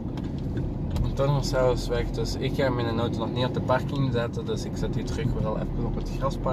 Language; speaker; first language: Dutch; native; Dutch